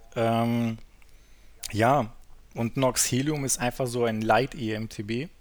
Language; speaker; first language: German; native; German